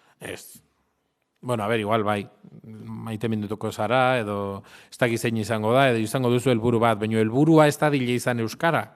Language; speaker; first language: Basque; non-native, local second language; Spanish